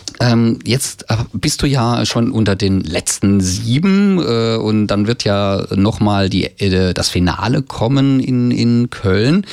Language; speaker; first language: German; native; German